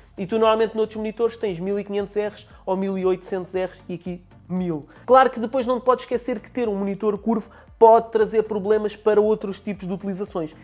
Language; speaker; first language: Portuguese; native; Portuguese